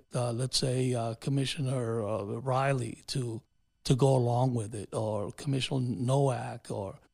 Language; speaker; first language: English; early bilingual, other home language; Spanish